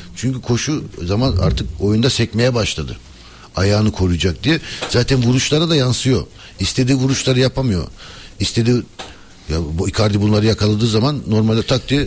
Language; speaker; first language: Turkish; early bilingual, heritage; Turkish